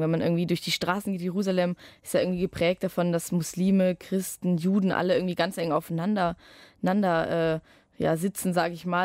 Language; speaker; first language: German; native; German